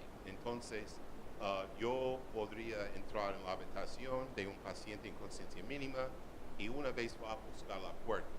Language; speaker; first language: Spanish; non-native, learner; English